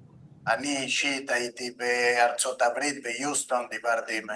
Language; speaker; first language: Hebrew; non-native, fluent; Spanish